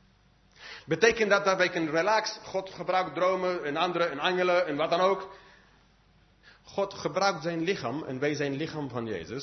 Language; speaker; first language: Dutch; non-native, fluent; English